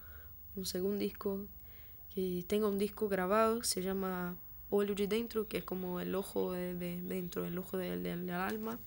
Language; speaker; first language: Spanish; non-native, fluent; Portuguese